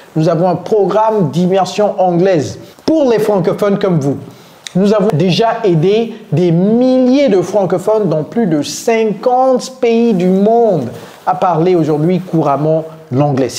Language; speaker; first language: French; native; French